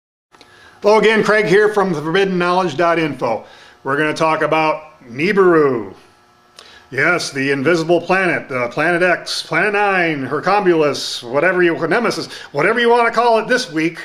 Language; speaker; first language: English; native; English